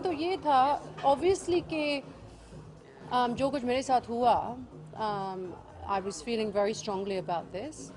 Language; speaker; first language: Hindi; early bilingual, heritage; English